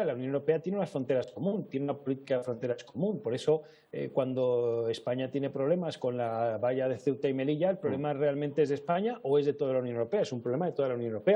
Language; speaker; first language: Spanish; native; Spanish